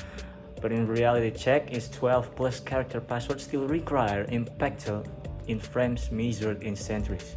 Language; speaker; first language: English; non-native, learner; Indonesian